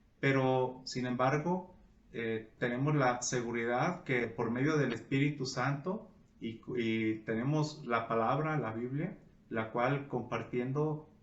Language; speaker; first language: Spanish; native; Spanish